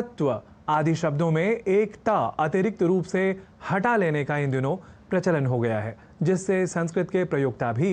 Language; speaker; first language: Hindi; native; Hindi